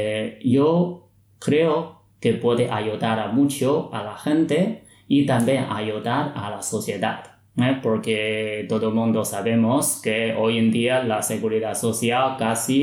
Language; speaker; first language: Spanish; non-native, fluent; Chinese